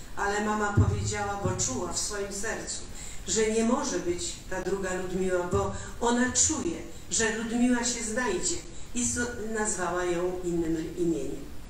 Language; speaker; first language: Polish; early bilingual, other home language; Russian